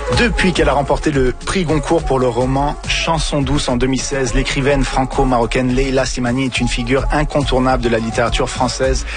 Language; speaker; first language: French; early bilingual, other home language; Arabic